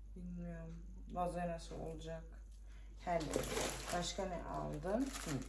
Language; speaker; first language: Turkish; early bilingual, heritage; Turkish